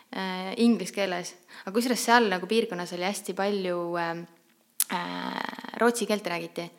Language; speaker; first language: Estonian; native; Estonian